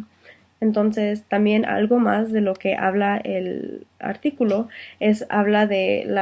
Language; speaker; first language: Spanish; early bilingual, heritage; Spanish